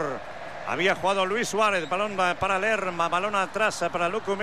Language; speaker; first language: Spanish; native; Spanish